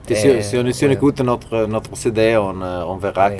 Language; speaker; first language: French; non-native, fluent; Italian